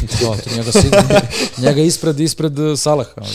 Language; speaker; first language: Serbian; native; Serbian